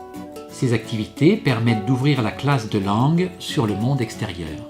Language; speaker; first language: French; native; French